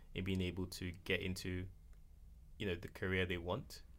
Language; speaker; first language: English; non-native, local second language; Yoruba